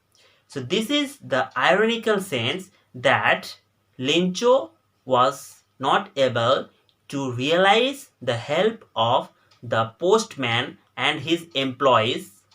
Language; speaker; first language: English; non-native, local second language; Bangla